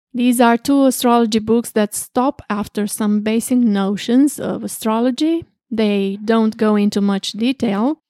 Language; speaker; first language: English; non-native, fluent; Romanian